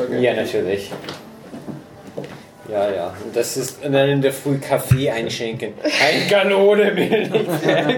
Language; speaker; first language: German; non-native, fluent; English